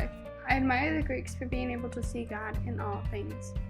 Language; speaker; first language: English; native; English